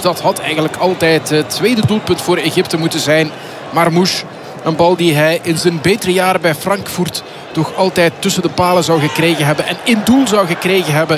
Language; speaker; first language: Dutch; native; Dutch